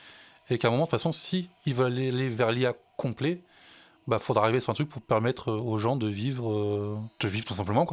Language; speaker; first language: French; native; French